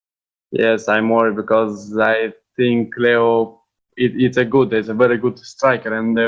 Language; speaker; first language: English; non-native, learner; Romanian